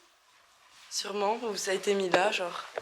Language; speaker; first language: French; native; French